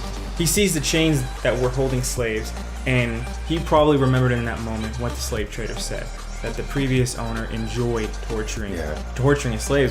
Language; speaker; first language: English; native; English